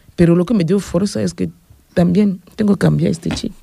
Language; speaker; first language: Spanish; non-native, fluent; French